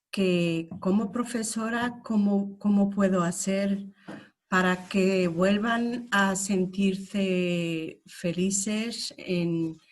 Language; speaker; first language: Spanish; non-native, fluent; Portuguese